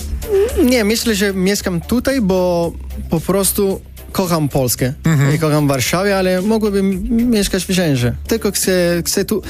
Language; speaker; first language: Polish; non-native, learner; Italian